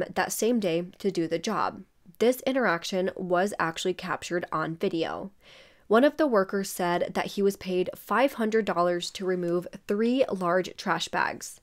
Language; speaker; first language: English; native; English